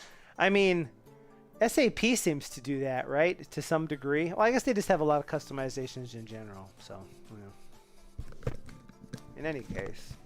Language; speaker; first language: English; native; English